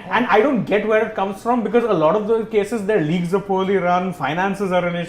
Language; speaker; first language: English; non-native, local second language; Hindi